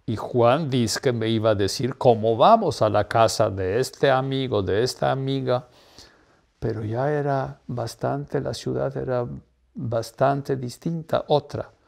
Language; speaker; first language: Spanish; non-native, fluent; Polish